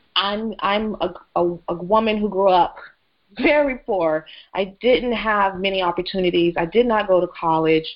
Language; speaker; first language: English; native; English